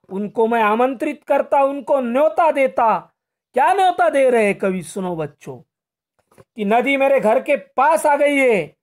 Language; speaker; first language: Hindi; non-native, local second language; Marathi